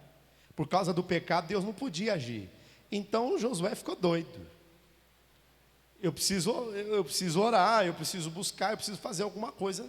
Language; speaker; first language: Portuguese; native; Portuguese